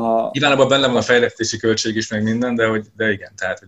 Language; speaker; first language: Hungarian; native; Hungarian